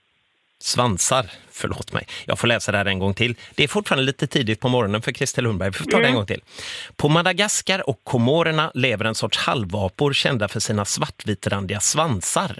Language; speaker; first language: Swedish; native; Swedish